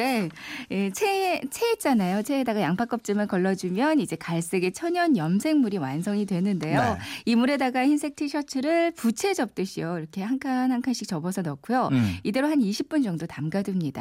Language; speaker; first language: Korean; native; Korean